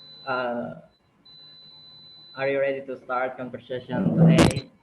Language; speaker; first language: English; non-native, learner; Indonesian